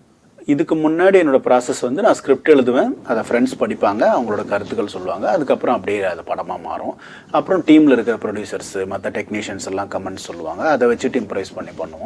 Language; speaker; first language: Tamil; native; Tamil